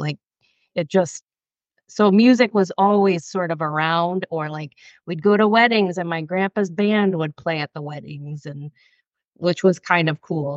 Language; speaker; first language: English; native; English